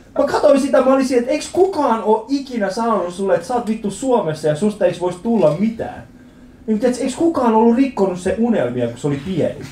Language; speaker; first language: Finnish; early bilingual, other home language; Persian